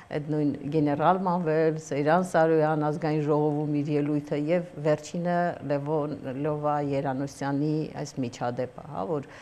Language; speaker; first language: Armenian; native; Armenian